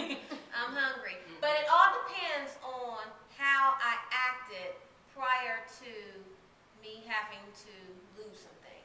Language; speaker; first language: English; native; English